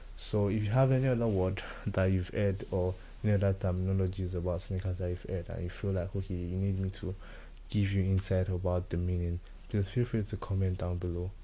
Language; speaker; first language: English; non-native, local second language; Yoruba